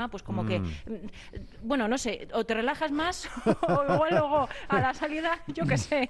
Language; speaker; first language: Spanish; native; Spanish